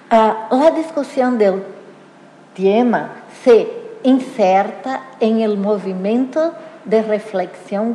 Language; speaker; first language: Spanish; non-native, fluent; Portuguese